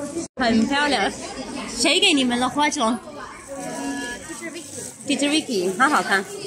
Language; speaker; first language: Chinese; non-native, learner; Urdu